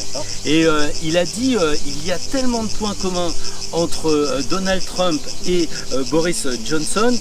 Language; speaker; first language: French; native; French